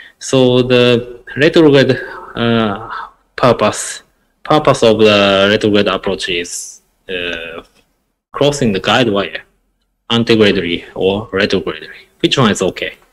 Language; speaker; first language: English; non-native, learner; Japanese